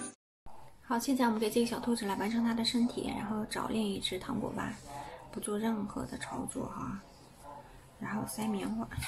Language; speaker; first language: Chinese; native; Chinese